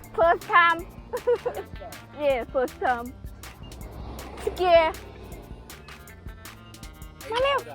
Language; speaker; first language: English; non-native, learner; Thai